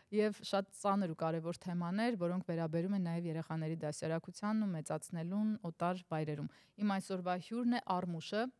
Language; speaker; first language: Armenian; native; Armenian